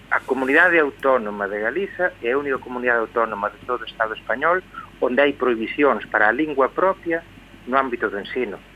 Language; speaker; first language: Galician; native; Galician